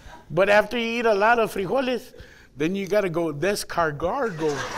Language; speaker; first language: English; early bilingual, other home language; Spanish